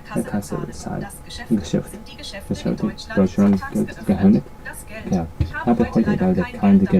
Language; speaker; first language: German; non-native, learner; Japanese